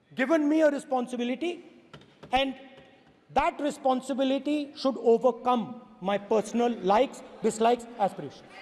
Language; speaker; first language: English; non-native, local second language; Hindi